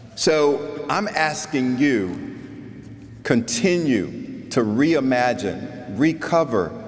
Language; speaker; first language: English; native; English